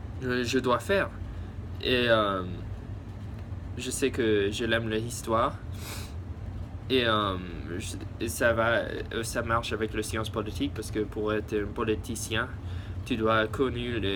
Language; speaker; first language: French; early bilingual, heritage; English